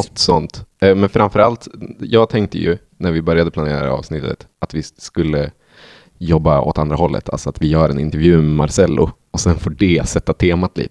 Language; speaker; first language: Swedish; native; Swedish